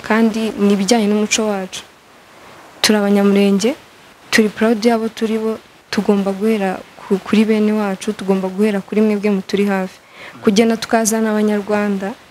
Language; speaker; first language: Kinyarwanda; native; Kinyarwanda